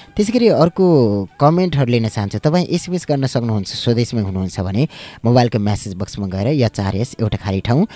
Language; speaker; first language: Nepali; native; Nepali